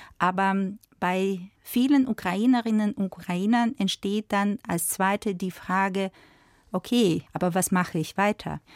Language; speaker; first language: German; non-native, fluent; Russian